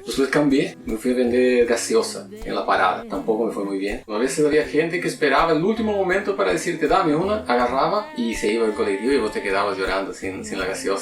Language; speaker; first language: Spanish; early bilingual, other home language; Portuguese